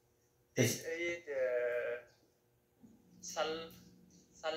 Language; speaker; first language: English; non-native, learner; Thai